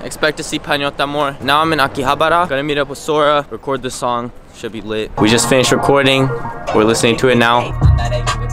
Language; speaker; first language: English; native; English